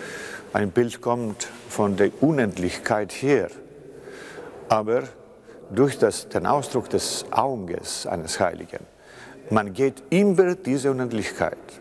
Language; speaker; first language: German; non-native, fluent; Greek